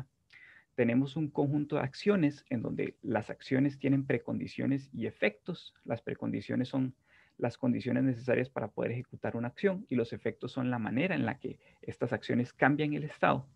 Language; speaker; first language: Spanish; native; Spanish